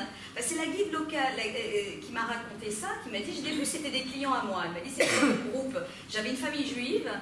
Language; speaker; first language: French; native; French